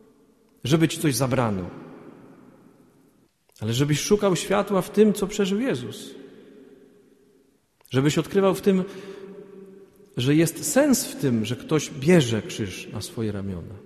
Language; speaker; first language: Polish; native; Polish